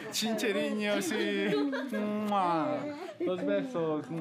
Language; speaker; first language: Spanish; non-native, learner; Korean